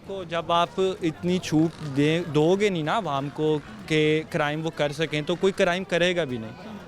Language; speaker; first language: Urdu; non-native, local second language; Punjabi